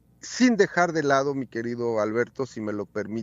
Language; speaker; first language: Spanish; native; Spanish